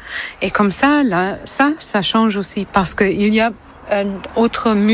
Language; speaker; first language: French; non-native, fluent; German